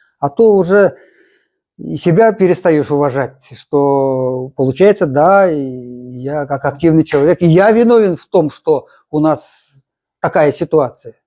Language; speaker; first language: Russian; non-native, local second language; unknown